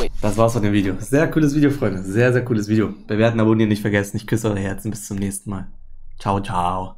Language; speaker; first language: German; native; German